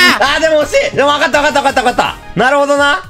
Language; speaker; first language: Japanese; native; Japanese